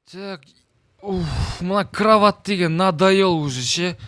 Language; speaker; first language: Russian; non-native, local second language; Kazakh